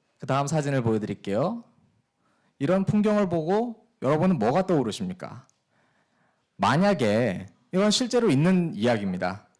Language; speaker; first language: Korean; early bilingual, heritage; Korean